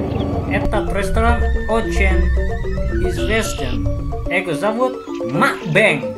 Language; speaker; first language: Russian; non-native, learner; Indonesian